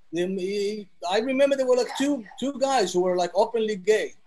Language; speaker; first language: English; non-native, fluent; Hebrew